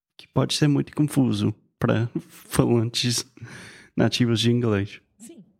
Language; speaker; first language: Portuguese; non-native, fluent; English